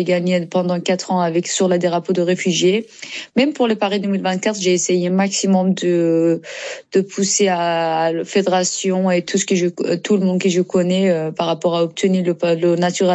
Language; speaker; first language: French; non-native, learner; Persian